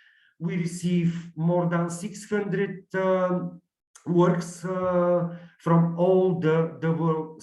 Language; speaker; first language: English; non-native, learner; Bulgarian